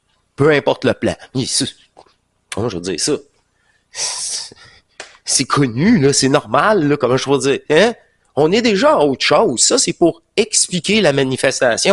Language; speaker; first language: French; native; French